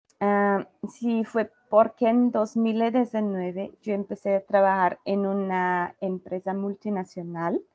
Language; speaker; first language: Spanish; non-native, learner; Portuguese